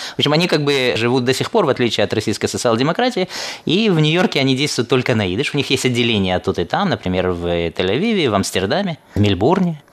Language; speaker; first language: Russian; native; Russian